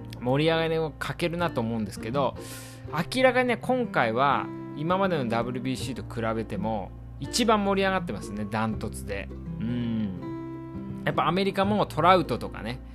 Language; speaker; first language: Japanese; native; Japanese